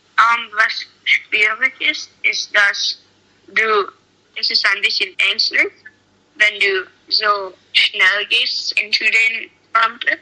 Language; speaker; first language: German; non-native, learner; English